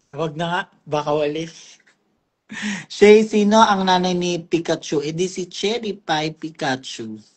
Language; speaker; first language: Filipino; non-native, local second language; Cebuano